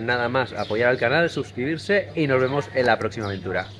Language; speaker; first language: Spanish; native; Spanish